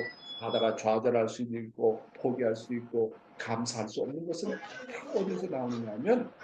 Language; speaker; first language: Korean; native; Korean